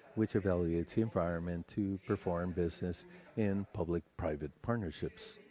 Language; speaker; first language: English; non-native, fluent; Spanish